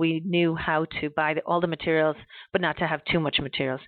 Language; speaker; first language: English; native; English